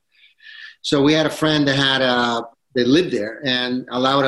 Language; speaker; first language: English; non-native, fluent; Italian